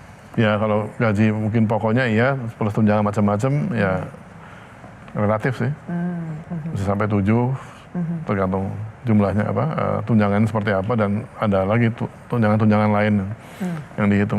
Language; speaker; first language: Indonesian; native; Indonesian